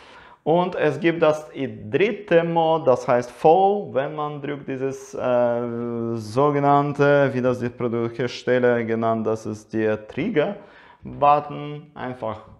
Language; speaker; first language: German; non-native, learner; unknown